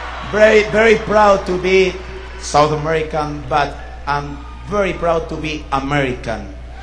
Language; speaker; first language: English; non-native, fluent; Spanish